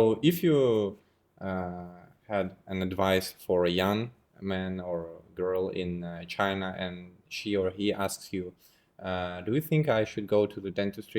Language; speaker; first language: English; non-native, fluent; Russian